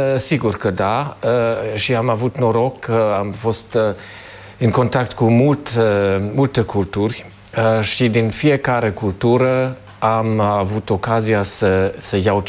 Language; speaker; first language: Romanian; non-native, fluent; German